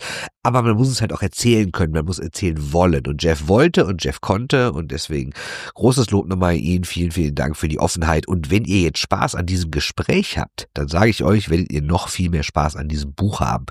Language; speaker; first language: German; native; German